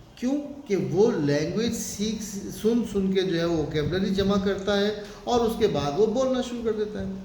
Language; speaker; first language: Urdu; native; Urdu